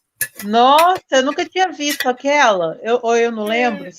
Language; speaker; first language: Portuguese; native; Portuguese